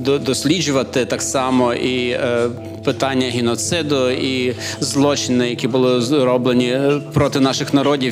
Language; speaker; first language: Ukrainian; non-native, fluent; Lithuanian